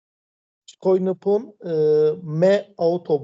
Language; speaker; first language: Albanian; non-native, learner; Turkish